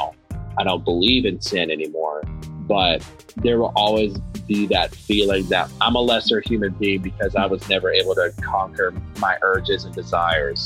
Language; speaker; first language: English; native; English